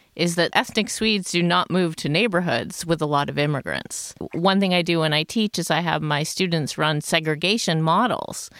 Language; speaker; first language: English; native; English